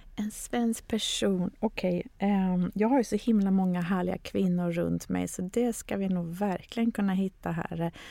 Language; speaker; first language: Swedish; native; Swedish